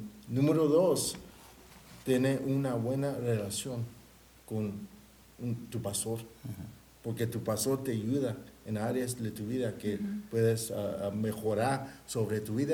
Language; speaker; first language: Spanish; early bilingual, heritage; Spanish